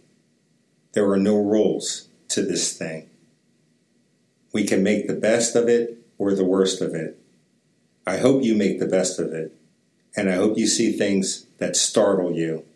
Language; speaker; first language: English; native; English